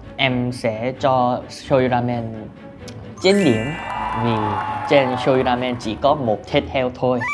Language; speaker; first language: Vietnamese; non-native, fluent; Korean